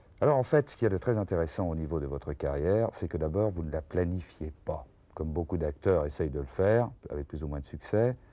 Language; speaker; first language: French; native; French